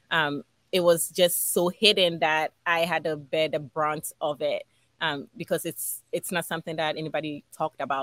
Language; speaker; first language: English; non-native, local second language; Ga